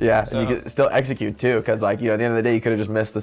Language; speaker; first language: English; native; English